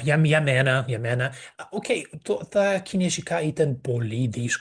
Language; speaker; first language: Greek; non-native, fluent; Portuguese